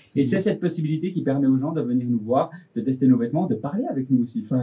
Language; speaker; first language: French; native; French